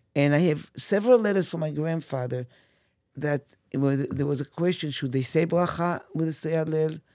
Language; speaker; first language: English; non-native, fluent; Hebrew